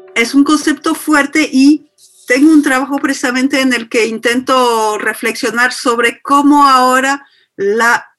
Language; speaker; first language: Spanish; non-native, fluent; French